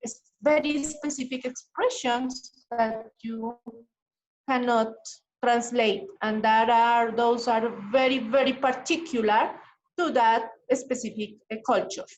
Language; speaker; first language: English; non-native, fluent; Spanish